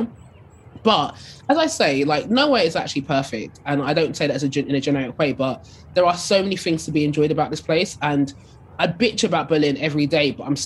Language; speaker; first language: English; native; English